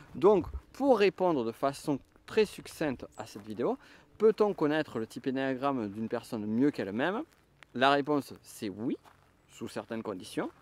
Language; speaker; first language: French; native; French